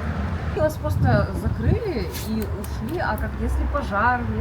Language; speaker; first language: Russian; native; Russian